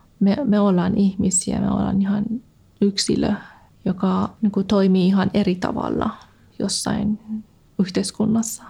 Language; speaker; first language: Finnish; non-native, fluent; Persian